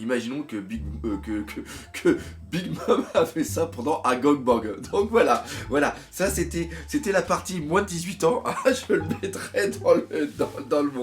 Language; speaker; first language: French; native; French